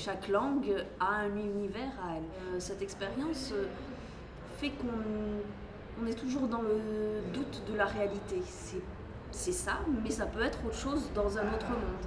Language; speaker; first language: French; native; French